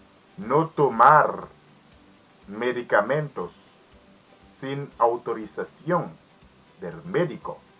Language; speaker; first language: Spanish; non-native, learner; Haitian Creole